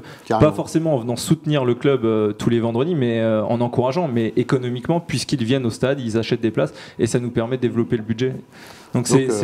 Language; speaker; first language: French; native; French